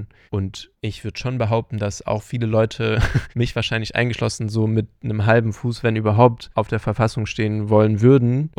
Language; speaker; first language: German; native; German